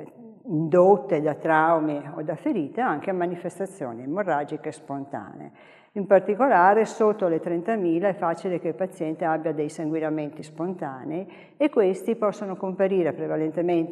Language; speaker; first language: Italian; native; Italian